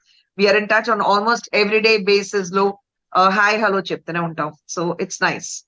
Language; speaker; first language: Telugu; non-native, fluent; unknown